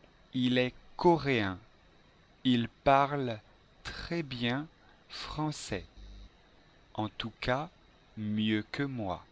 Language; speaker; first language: French; non-native, learner; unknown